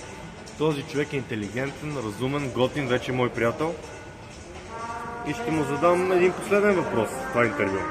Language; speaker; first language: Bulgarian; native; Bulgarian